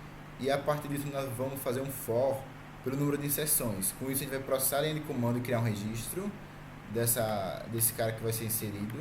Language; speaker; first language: Portuguese; native; Portuguese